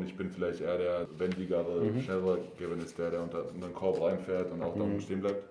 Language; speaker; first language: German; native; German